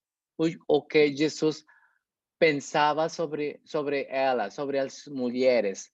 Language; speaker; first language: Portuguese; non-native, fluent; Spanish